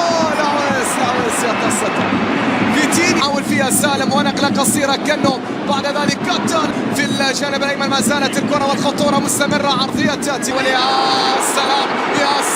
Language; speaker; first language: Arabic; native; Arabic